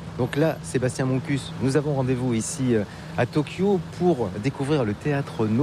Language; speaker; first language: French; native; French